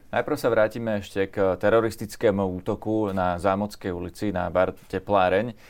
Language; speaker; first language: Slovak; native; Slovak